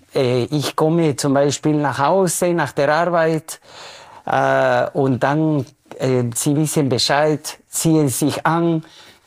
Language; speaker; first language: German; non-native, fluent; Spanish